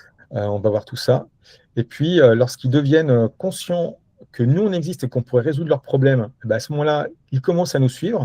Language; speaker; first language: French; native; French